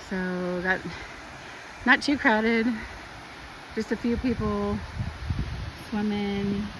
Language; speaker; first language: English; native; English